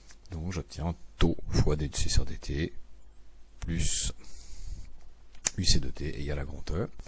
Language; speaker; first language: French; native; French